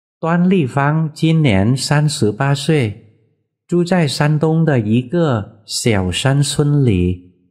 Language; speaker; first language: Chinese; non-native, fluent; Vietnamese